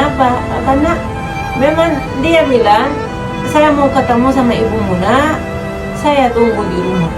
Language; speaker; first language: Indonesian; non-native, fluent; Arabic